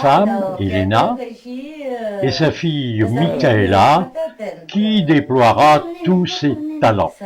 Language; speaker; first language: French; native; French